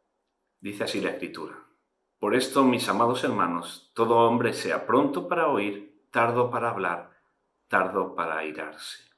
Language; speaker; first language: Spanish; native; Spanish